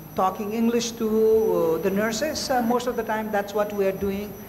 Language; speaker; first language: English; non-native, local second language; Nepali